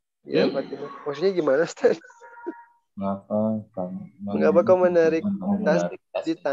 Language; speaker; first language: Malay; non-native, local second language; Sundanese